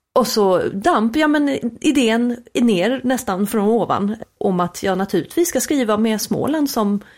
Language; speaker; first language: Swedish; native; Swedish